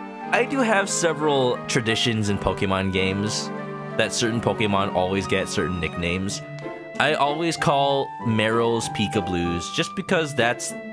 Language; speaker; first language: English; native; English